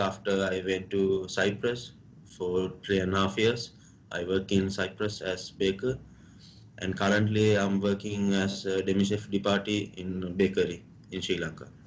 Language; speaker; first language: English; non-native, local second language; Sinhala